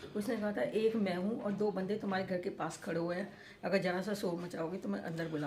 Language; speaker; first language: Hindi; native; Hindi